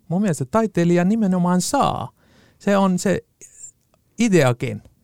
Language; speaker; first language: Finnish; non-native, fluent; Kurdish